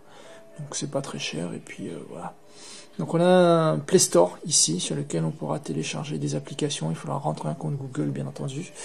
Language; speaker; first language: French; native; French